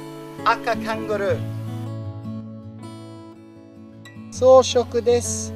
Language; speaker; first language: Japanese; non-native, learner; English